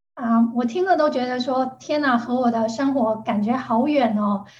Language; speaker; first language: Chinese; non-native, local second language; Cantonese